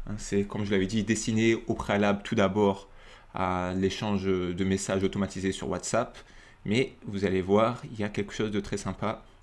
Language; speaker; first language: French; native; French